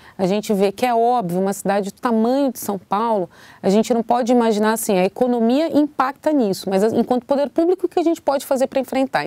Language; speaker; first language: Portuguese; native; Portuguese